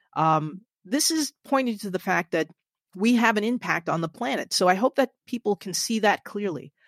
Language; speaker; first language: English; native; English